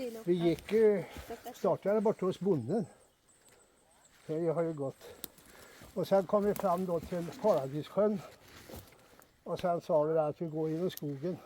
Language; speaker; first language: Swedish; native; Swedish